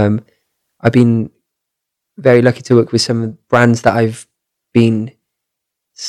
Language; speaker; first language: English; native; English